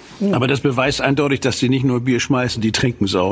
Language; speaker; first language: German; native; German